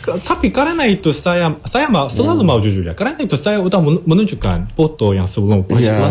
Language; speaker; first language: Indonesian; non-native, learner; Korean